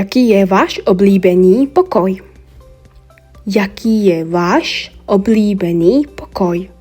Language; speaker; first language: Czech; non-native, learner; Mongolian